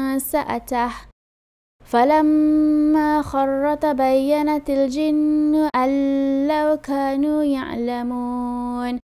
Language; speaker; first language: Arabic; non-native, learner; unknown